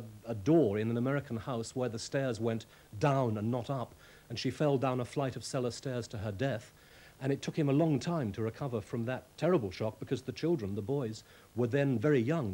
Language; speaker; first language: English; native; English